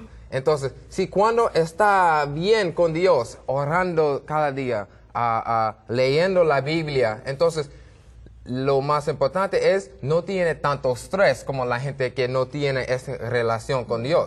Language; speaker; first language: Spanish; non-native, learner; English